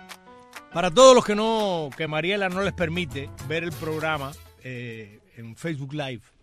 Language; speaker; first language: Spanish; native; Spanish